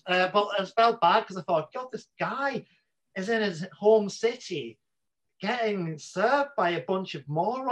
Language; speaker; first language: English; native; English